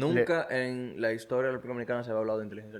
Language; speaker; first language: Spanish; native; Spanish